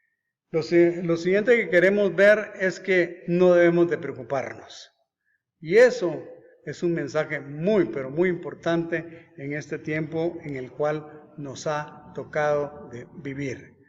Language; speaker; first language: Spanish; native; Spanish